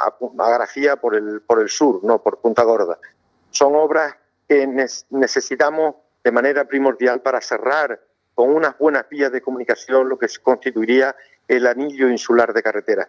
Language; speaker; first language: Spanish; native; Spanish